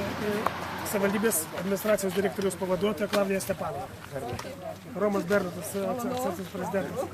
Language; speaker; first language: Lithuanian; native; Lithuanian